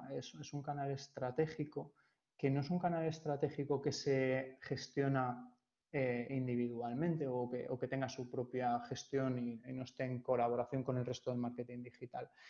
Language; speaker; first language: Spanish; native; Spanish